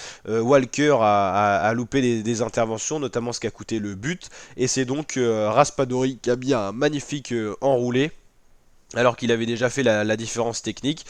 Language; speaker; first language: French; native; French